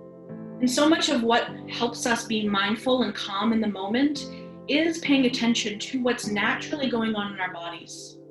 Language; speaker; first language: English; native; English